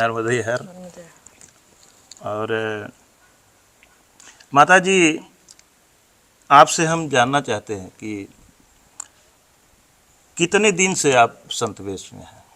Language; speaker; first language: Hindi; native; Hindi